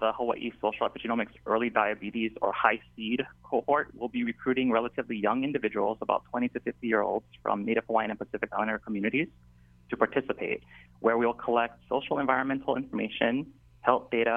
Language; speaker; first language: English; native; English